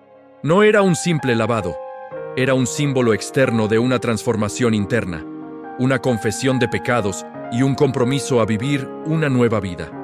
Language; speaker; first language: Spanish; native; Spanish